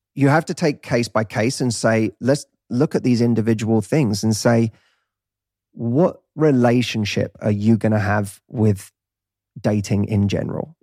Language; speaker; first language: English; native; English